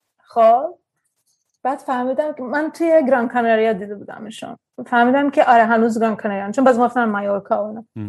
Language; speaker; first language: Persian; early bilingual, heritage; Persian